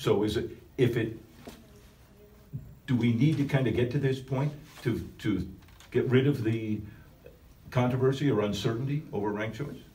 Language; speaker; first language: English; native; English